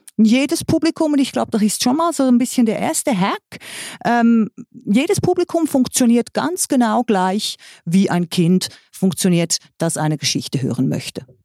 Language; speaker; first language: German; native; German